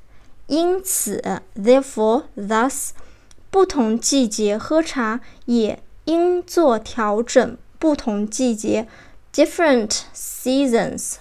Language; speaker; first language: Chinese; native; Chinese